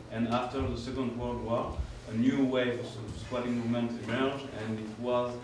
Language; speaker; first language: English; non-native, fluent; French